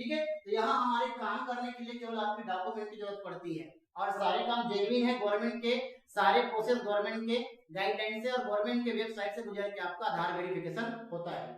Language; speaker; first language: Hindi; non-native, local second language; Marathi